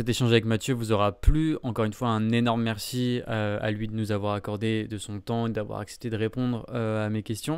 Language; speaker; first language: French; native; French